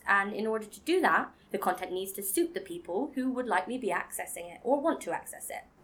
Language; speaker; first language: English; native; English